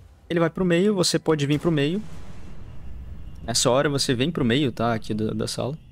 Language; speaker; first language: Portuguese; native; Portuguese